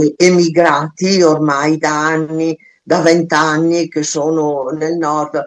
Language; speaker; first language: Italian; non-native, fluent; Albanian